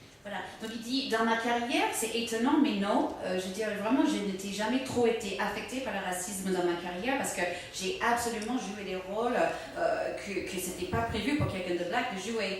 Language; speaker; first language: French; native; French